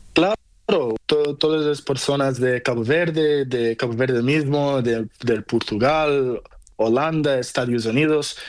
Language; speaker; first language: Spanish; non-native, learner; Portuguese